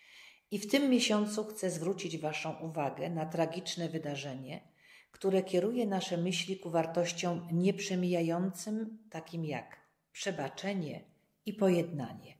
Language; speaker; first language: Polish; native; Polish